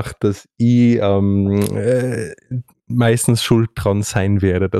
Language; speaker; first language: German; native; German